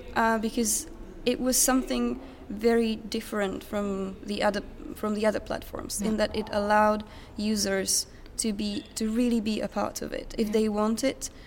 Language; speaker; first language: English; non-native, fluent; Czech